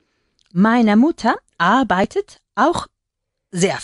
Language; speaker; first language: German; non-native, learner; Spanish